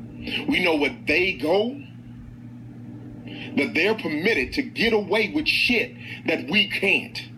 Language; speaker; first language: English; native; English